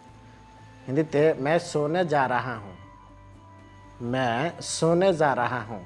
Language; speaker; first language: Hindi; non-native, local second language; Bangla